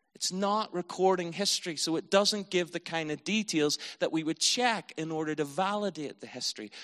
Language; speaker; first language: English; native; English